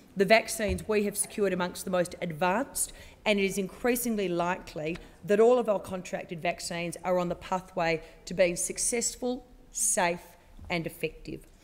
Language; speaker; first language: English; native; English